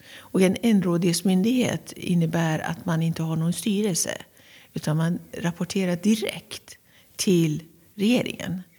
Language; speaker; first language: Swedish; non-native, fluent; Persian